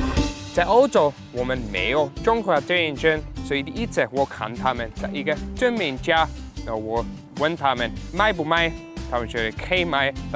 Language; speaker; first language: Chinese; non-native, learner; German